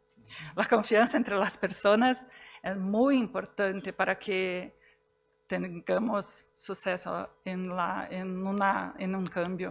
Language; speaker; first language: Spanish; non-native, fluent; Portuguese